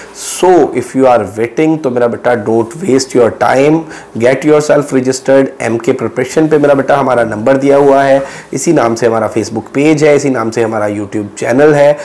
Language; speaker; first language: Urdu; non-native, local second language; Pahari-Potwari